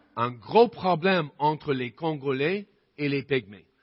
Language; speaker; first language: French; non-native, fluent; English